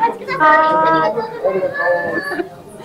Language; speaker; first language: Japanese; native; Japanese